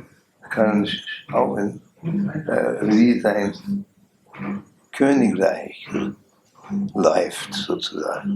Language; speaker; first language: German; non-native, learner; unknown